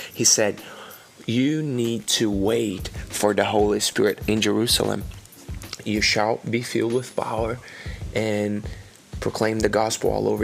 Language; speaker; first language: English; non-native, fluent; Portuguese